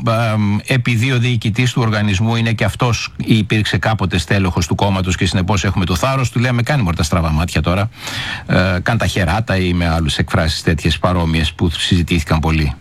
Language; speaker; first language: Greek; native; Greek